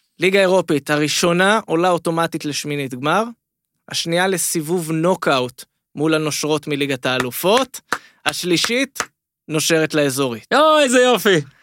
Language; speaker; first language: Hebrew; native; Hebrew